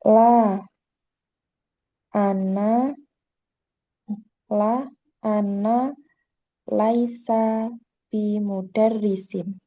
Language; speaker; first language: Arabic; non-native, learner; Indonesian